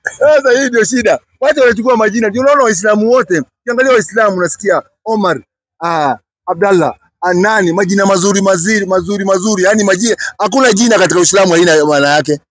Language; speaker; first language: Swahili; non-native, local second language; Kikuyu